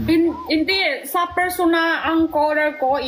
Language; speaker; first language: Filipino; non-native, learner; Chinese